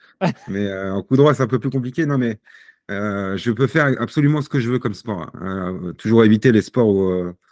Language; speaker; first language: French; native; French